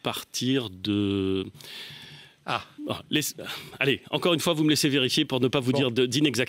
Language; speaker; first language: French; native; French